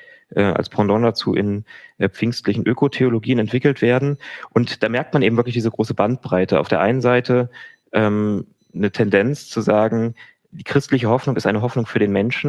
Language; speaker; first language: German; native; German